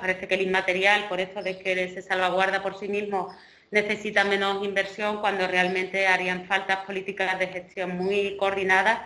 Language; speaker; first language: Spanish; native; Spanish